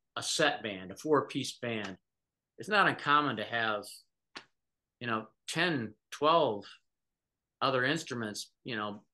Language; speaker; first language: English; native; English